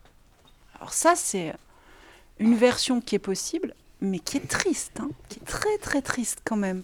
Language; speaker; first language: French; native; French